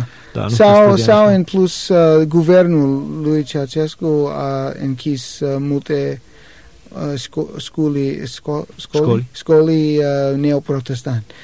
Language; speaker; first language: Romanian; non-native, learner; English